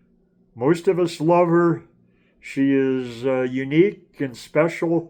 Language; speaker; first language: English; native; English